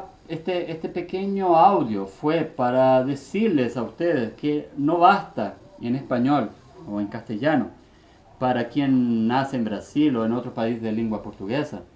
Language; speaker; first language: Spanish; early bilingual, heritage; Spanish